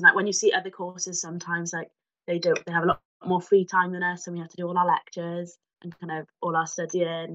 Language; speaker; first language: English; native; English